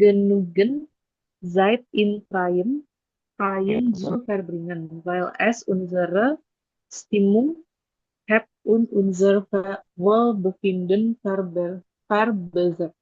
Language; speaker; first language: German; non-native, learner; Indonesian